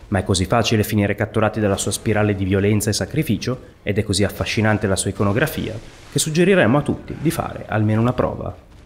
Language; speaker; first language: Italian; native; Italian